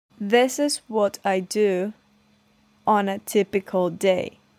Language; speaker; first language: English; non-native, learner; Spanish